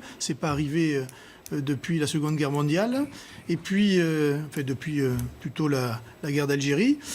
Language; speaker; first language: French; native; French